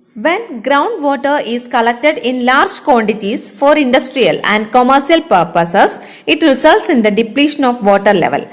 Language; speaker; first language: English; non-native, local second language; Malayalam